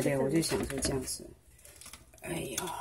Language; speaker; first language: Chinese; native; Chinese